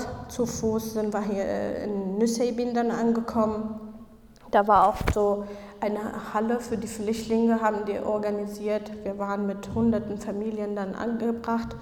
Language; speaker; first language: German; non-native, fluent; Kurdish